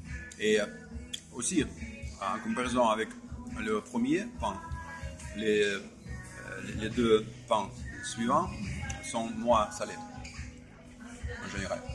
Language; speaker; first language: French; non-native, fluent; Russian